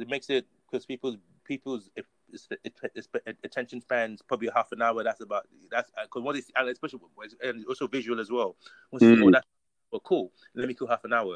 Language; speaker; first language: English; native; English